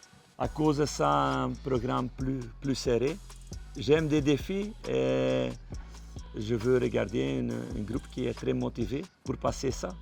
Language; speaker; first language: French; non-native, local second language; Dutch